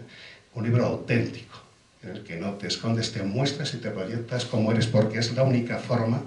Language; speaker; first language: Spanish; native; Spanish